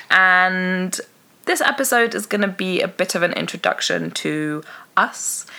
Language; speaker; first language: English; early bilingual, other home language; Persian